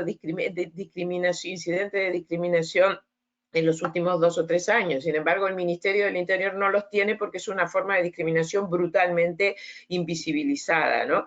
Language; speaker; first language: Spanish; native; Spanish